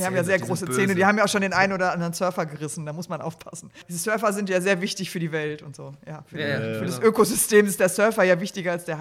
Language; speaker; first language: German; native; German